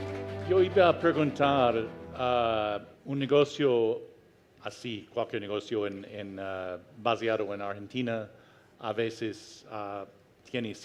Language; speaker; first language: Spanish; non-native, fluent; Portuguese